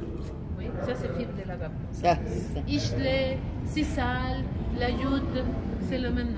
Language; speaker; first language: French; non-native, learner; Spanish